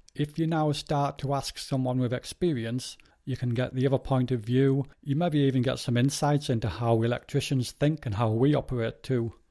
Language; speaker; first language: English; native; English